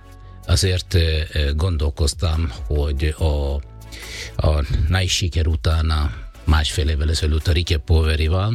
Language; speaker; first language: Hungarian; non-native, fluent; Italian